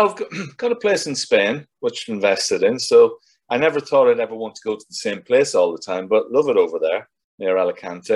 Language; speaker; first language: English; native; English